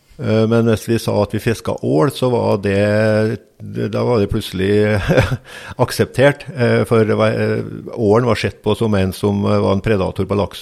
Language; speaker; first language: Norwegian; native; Norwegian